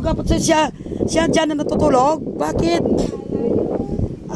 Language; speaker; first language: Filipino; non-native, local second language; Hiligaynon